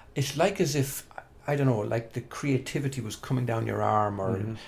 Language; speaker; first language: English; native; English